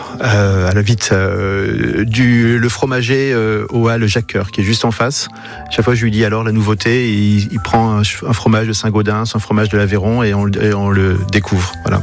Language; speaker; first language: French; native; French